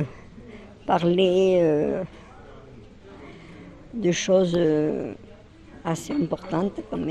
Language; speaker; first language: French; native; French